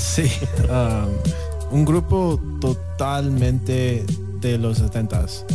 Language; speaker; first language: Spanish; non-native, learner; English